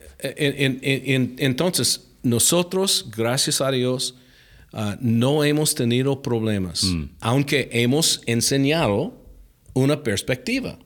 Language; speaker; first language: Spanish; non-native, fluent; English